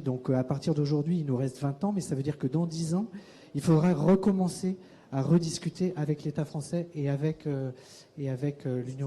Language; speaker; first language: French; native; French